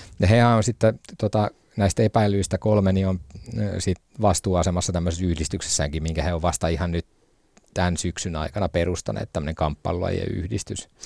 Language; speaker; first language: Finnish; native; Finnish